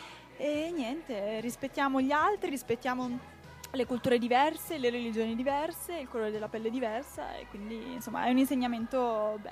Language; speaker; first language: Italian; native; Italian